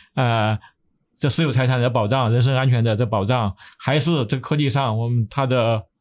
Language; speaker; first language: Chinese; native; Chinese